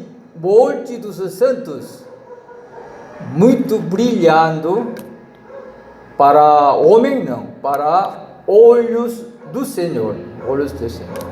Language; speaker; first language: Portuguese; non-native, learner; Korean